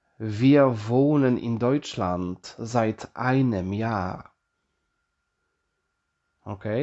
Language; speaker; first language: German; non-native, fluent; Polish